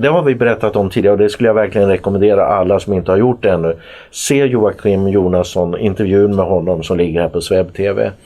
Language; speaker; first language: Swedish; native; Swedish